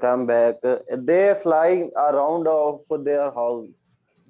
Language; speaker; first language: English; non-native, learner; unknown